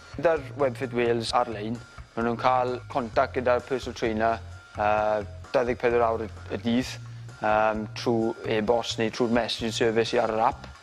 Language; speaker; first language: Welsh; native; Welsh